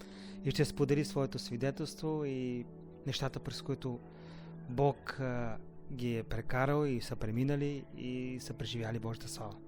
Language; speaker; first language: Bulgarian; native; Bulgarian